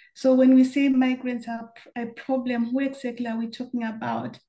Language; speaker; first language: English; non-native, local second language; Shona